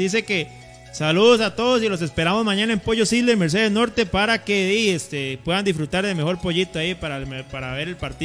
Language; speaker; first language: Spanish; native; Spanish